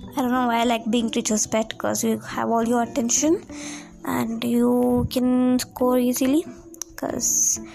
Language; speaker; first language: English; non-native, local second language; Kannada